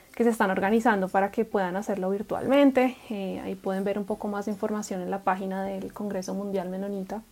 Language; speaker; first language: Spanish; native; Spanish